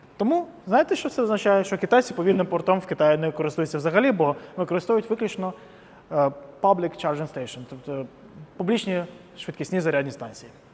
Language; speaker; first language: Ukrainian; non-native, local second language; Russian